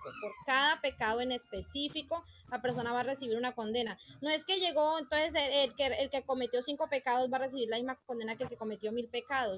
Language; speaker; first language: Spanish; native; Spanish